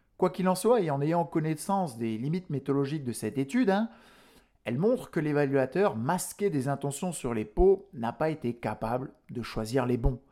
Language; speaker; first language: French; native; French